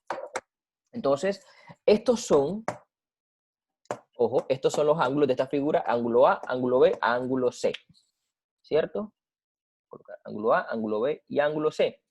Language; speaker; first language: Spanish; native; Spanish